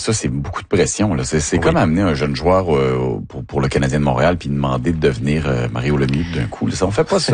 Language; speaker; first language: French; native; French